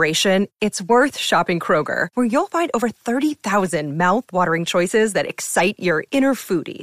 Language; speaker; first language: English; non-native, fluent; Lithuanian